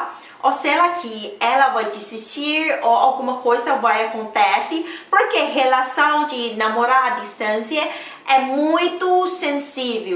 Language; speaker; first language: Portuguese; non-native, learner; Thai